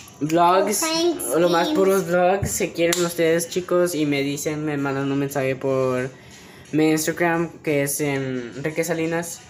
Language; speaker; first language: Spanish; early bilingual, heritage; Spanish